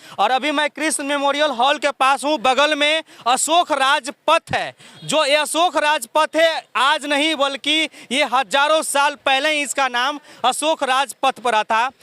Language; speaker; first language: Hindi; native; Hindi